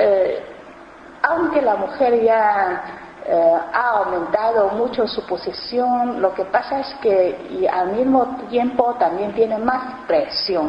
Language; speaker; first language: Spanish; non-native, learner; Chinese